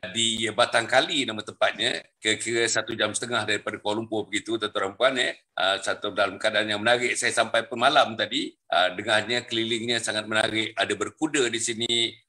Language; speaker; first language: Malay; native; Malay